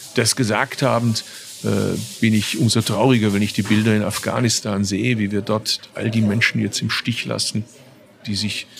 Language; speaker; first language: German; early bilingual, other home language; Turkish